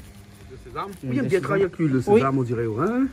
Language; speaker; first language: French; non-native, local second language; Réunion Creole French